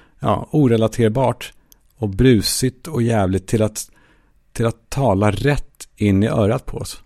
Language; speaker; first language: Swedish; native; Swedish